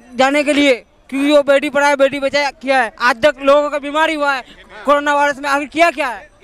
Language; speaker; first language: Hindi; non-native, local second language; Gujarati